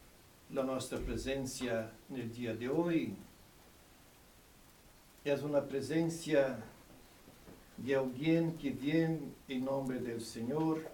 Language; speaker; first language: Spanish; non-native, fluent; Portuguese